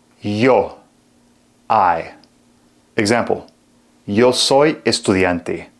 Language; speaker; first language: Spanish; non-native, fluent; English